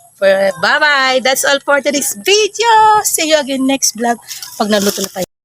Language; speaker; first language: Filipino; non-native, local second language; Waray